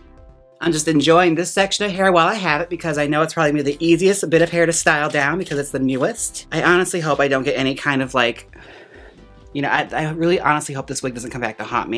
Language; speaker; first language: English; native; English